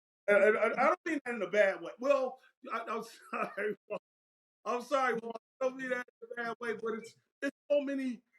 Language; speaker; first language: English; native; English